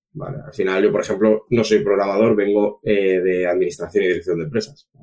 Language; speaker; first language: Spanish; native; Spanish